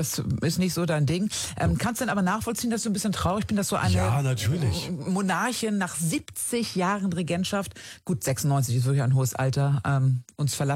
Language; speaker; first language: German; native; German